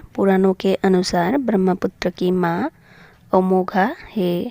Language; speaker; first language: Hindi; non-native, local second language; Assamese